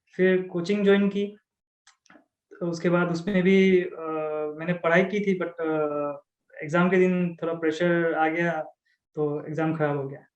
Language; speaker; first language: Hindi; non-native, local second language; Assamese